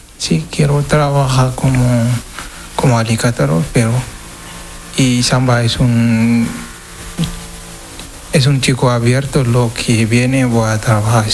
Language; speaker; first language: Spanish; non-native, learner; Wolof